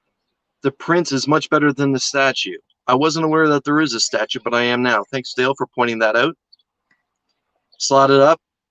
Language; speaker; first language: English; native; English